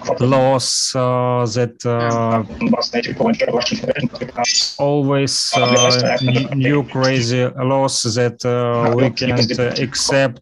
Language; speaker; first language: English; non-native, learner; Russian